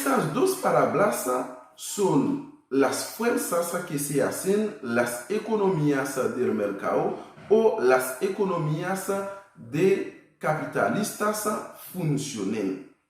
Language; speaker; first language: Spanish; non-native, fluent; Haitian Creole